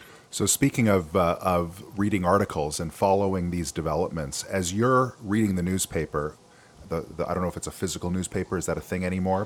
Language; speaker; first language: English; native; English